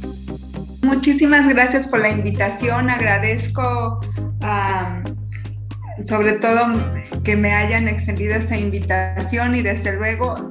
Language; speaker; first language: Spanish; native; Spanish